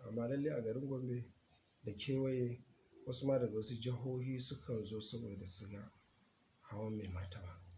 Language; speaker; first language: Hausa; native; Hausa